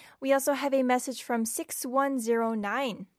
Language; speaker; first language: English; non-native, fluent; Korean